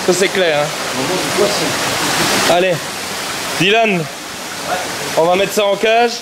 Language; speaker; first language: French; native; French